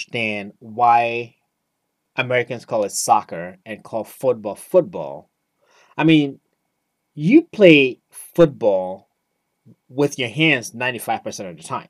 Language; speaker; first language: English; non-native, local second language; Ewe